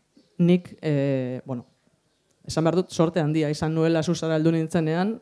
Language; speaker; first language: Basque; native; Basque